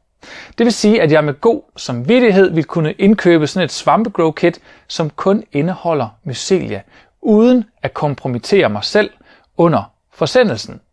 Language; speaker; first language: Danish; native; Danish